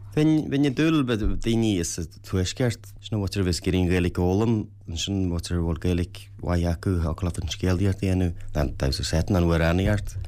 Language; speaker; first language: Irish; native; Irish